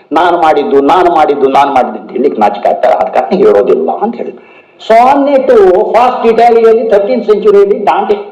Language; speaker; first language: Kannada; non-native, local second language; Konkani